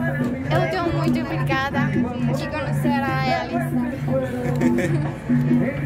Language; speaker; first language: Portuguese; non-native, learner; Spanish